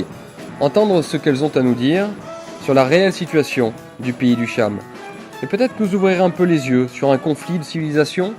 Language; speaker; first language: French; native; French